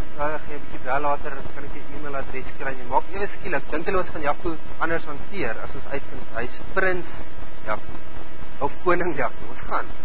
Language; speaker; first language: Afrikaans; native; Afrikaans